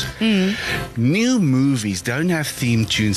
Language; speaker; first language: English; non-native, local second language; Afrikaans